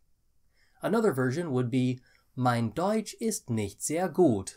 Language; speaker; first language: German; non-native, fluent; English